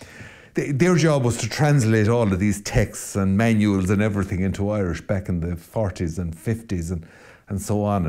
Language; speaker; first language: English; native; English